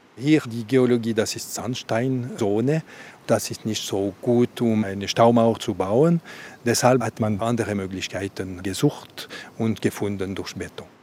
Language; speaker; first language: German; non-native, local second language; French